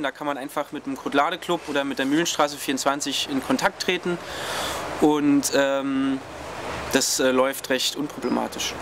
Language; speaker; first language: German; native; German